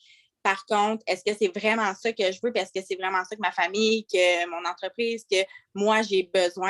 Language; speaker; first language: French; native; French